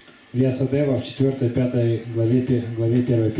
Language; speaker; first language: Russian; native; Russian